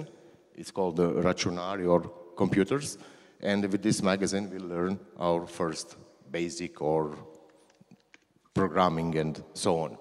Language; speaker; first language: English; non-native, learner; Croatian